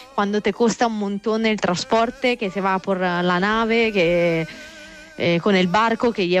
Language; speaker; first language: Spanish; non-native, fluent; Italian